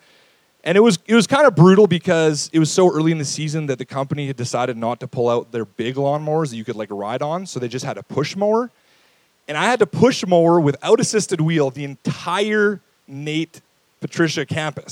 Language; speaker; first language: English; native; English